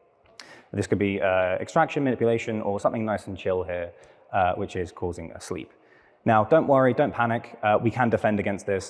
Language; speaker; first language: English; native; English